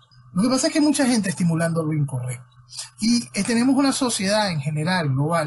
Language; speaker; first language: Spanish; native; Spanish